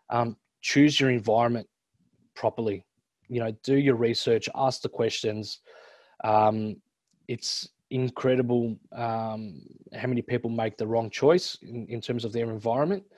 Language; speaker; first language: English; native; English